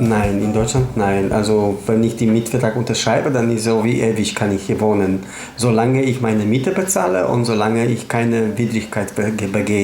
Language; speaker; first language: German; non-native, fluent; Polish